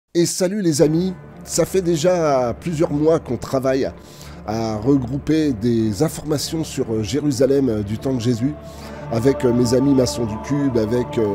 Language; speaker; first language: French; native; French